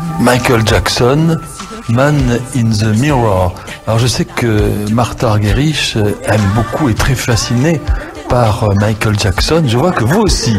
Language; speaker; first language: French; native; French